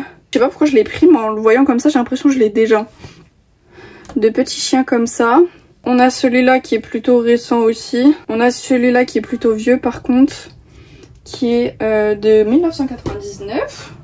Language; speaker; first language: French; native; French